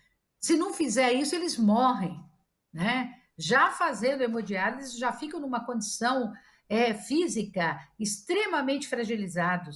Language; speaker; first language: Portuguese; native; Portuguese